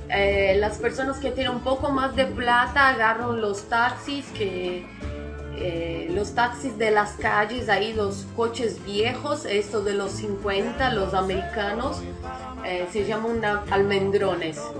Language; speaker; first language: Spanish; non-native, fluent; Portuguese